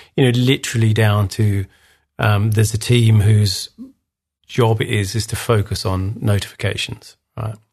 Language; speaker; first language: English; native; English